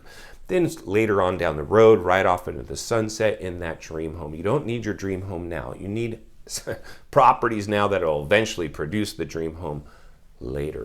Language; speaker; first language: English; native; English